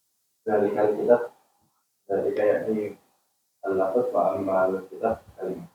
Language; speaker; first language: Arabic; non-native, learner; Indonesian